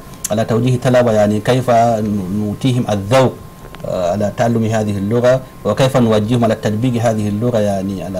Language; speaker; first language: Arabic; non-native, fluent; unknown